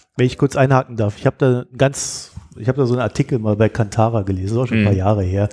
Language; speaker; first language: German; native; German